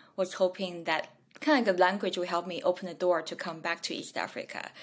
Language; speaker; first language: English; non-native, fluent; Chinese